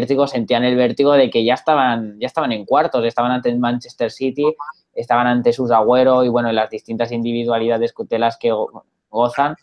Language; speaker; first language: Spanish; native; Spanish